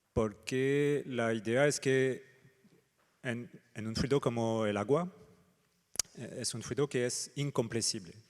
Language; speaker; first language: Spanish; non-native, fluent; French